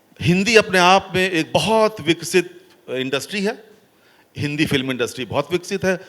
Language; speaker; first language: Hindi; native; Hindi